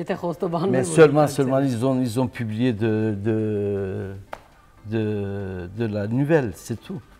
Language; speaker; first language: French; non-native, learner; Turkish